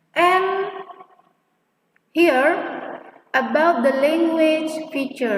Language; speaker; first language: English; non-native, fluent; Indonesian